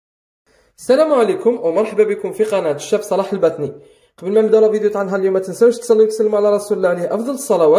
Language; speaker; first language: Arabic; native; Arabic